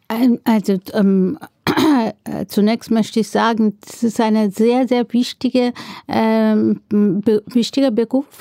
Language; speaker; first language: German; non-native, fluent; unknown